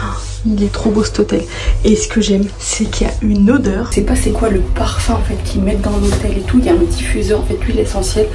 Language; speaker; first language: French; early bilingual, other home language; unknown